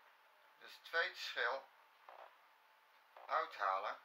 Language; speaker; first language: Dutch; non-native, fluent; Arabic